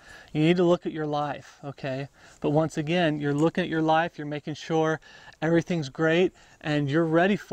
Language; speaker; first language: English; native; English